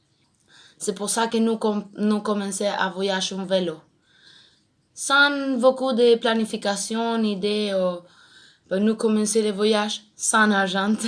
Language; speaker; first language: French; non-native, learner; Spanish